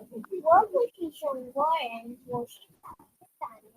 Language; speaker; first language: Chinese; non-native, learner; Urdu